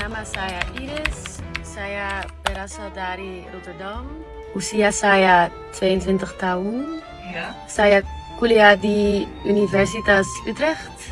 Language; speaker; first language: Indonesian; non-native, learner; Dutch